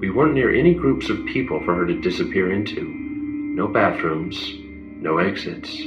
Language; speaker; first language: English; native; English